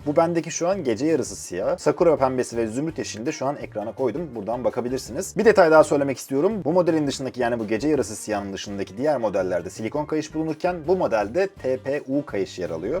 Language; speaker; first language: Turkish; native; Turkish